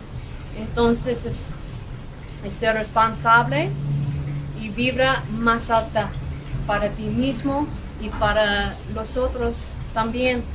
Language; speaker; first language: Spanish; non-native, fluent; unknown